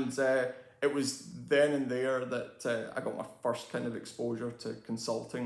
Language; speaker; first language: English; native; English